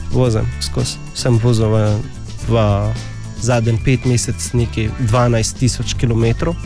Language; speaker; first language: Slovenian; non-native, learner; Arabic